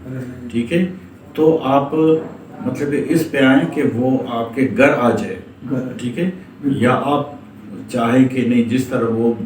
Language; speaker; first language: Urdu; native; Urdu